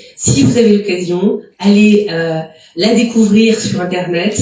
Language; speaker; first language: French; native; French